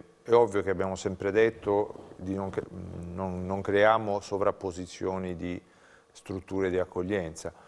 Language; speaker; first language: Italian; native; Italian